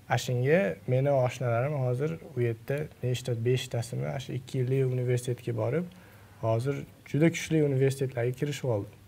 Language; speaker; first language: Uzbek; early bilingual, heritage; Uzbek